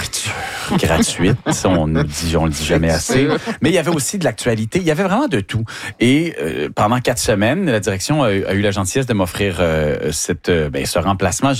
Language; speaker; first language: French; native; French